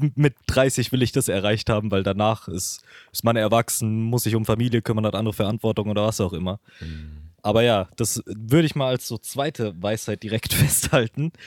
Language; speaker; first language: German; early bilingual, other home language; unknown